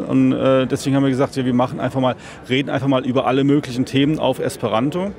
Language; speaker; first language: German; native; German